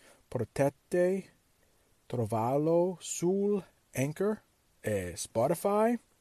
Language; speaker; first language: Italian; non-native, learner; English